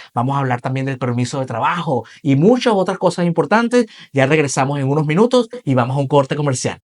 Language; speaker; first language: Spanish; native; Spanish